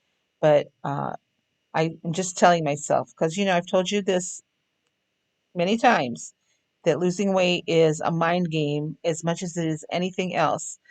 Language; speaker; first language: English; native; English